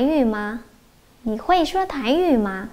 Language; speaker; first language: Chinese; non-native, fluent; Vietnamese